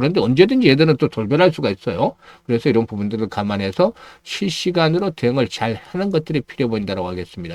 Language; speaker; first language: Korean; native; Korean